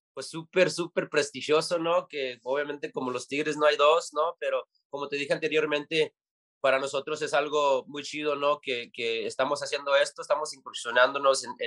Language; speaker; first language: Spanish; early bilingual, heritage; Spanish